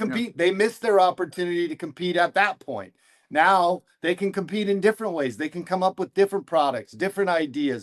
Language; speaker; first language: English; native; English